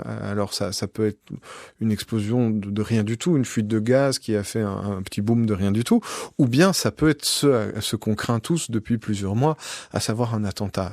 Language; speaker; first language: French; native; French